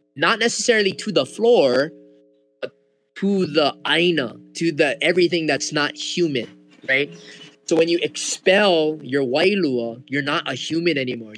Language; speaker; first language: English; early bilingual, other home language; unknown